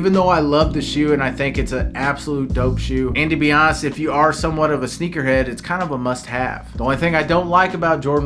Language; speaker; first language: English; native; English